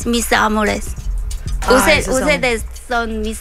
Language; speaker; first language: Spanish; non-native, learner; Korean